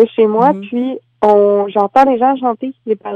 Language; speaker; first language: French; native; French